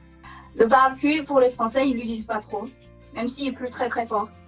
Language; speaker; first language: French; non-native, fluent; Chinese